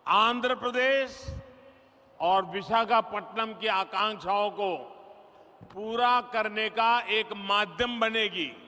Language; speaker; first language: Hindi; non-native, local second language; Gujarati